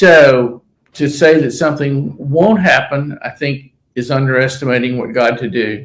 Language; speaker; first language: English; native; English